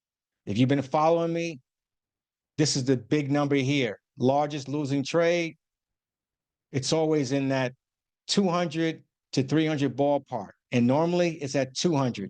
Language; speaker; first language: English; native; English